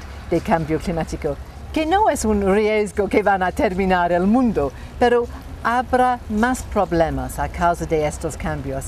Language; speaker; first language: Spanish; non-native, fluent; English